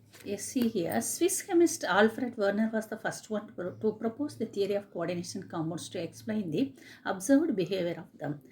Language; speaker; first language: English; non-native, local second language; Tamil